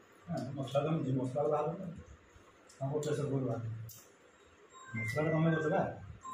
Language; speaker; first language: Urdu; non-native, local second language; Odia